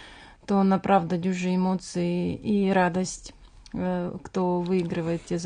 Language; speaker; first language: Polish; non-native, learner; Ukrainian